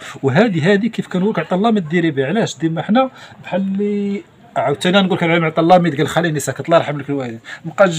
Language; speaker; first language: Arabic; native; Arabic